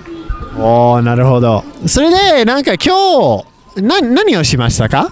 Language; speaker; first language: Japanese; non-native, learner; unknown